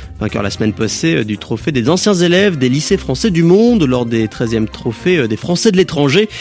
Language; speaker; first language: French; native; French